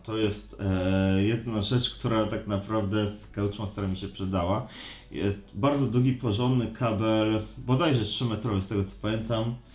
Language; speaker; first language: Polish; native; Polish